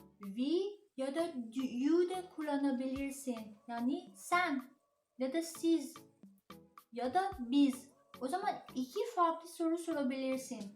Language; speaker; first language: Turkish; non-native, learner; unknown